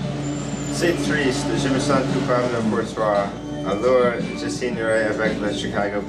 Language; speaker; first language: French; non-native, learner; English